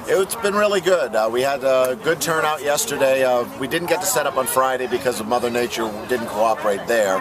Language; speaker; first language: English; native; English